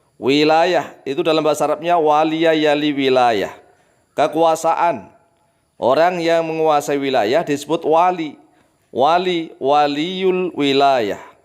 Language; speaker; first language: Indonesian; native; Indonesian